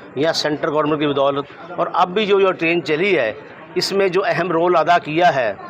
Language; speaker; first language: Hindi; non-native, local second language; Punjabi